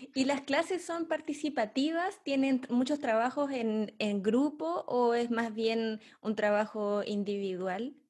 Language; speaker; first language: Spanish; native; Spanish